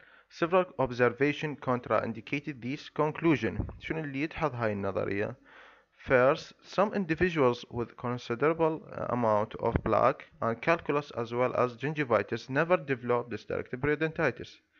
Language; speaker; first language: English; non-native, fluent; Arabic